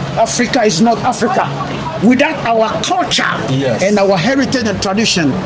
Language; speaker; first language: English; non-native, local second language; Ga